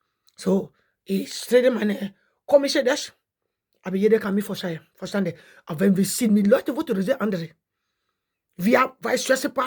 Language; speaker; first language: German; non-native, learner; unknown